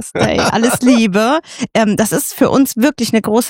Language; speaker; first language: German; native; German